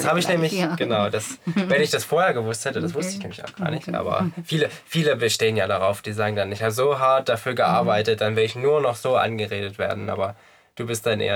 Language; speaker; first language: German; native; German